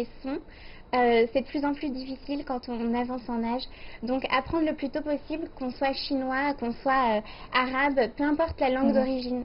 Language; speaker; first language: French; native; French